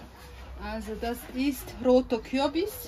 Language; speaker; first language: German; non-native, learner; Turkish